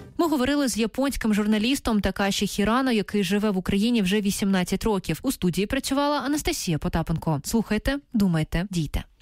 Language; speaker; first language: Ukrainian; native; Ukrainian